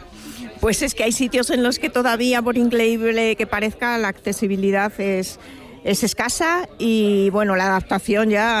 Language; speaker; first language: Spanish; native; Spanish